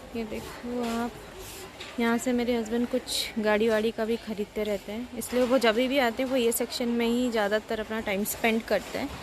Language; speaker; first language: Hindi; non-native, local second language; Bangla